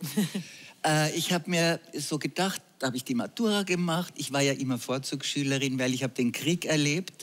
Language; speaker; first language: German; native; German